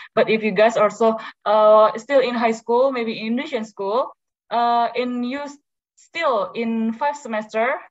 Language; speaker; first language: English; non-native, learner; Indonesian